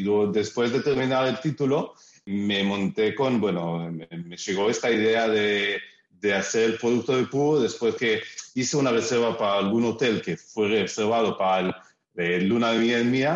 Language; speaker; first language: Spanish; early bilingual, heritage; Spanish